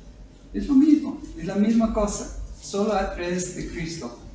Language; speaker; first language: Spanish; non-native, fluent; English